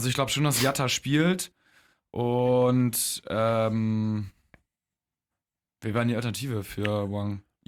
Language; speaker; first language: German; native; German